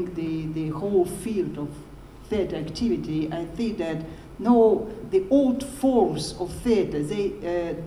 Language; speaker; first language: English; non-native, learner; Russian